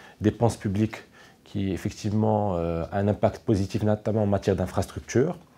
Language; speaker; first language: French; non-native, local second language; Arabic